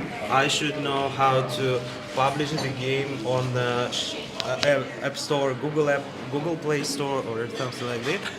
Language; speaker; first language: English; non-native, learner; Russian